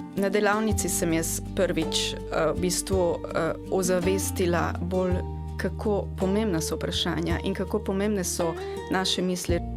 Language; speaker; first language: Slovenian; non-native, local second language; Hungarian